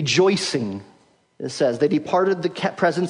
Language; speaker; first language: English; native; English